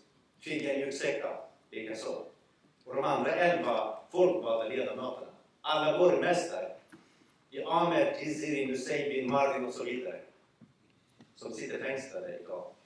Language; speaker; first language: Swedish; early bilingual, other home language; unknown